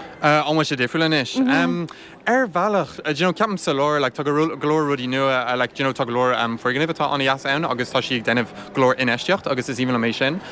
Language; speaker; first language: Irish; early bilingual, heritage; Irish